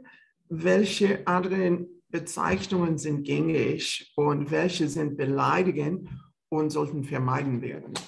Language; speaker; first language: German; non-native, fluent; English